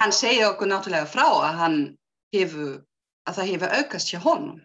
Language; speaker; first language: Icelandic; non-native, learner; German